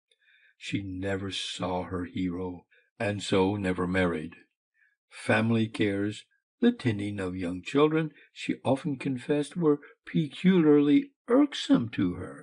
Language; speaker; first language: English; native; English